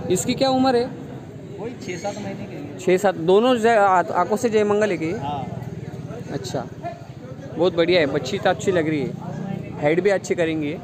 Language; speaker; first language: Hindi; non-native, local second language; Marathi